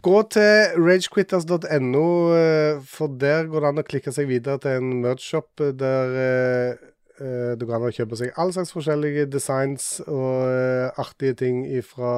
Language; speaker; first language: Norwegian; native; Norwegian